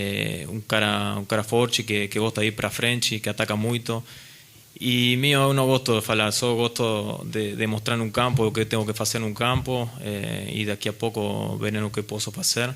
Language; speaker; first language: Portuguese; non-native, fluent; Spanish